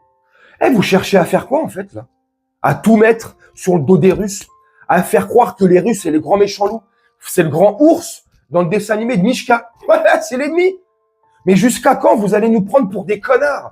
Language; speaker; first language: French; native; French